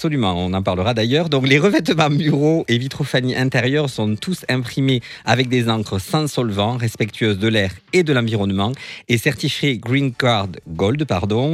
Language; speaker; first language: French; native; French